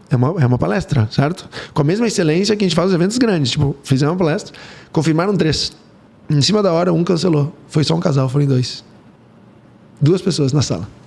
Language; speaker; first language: Portuguese; early bilingual, heritage; Portuguese